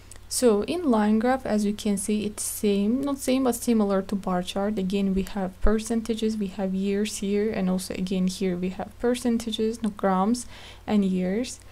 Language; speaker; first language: English; non-native, fluent; Azerbaijani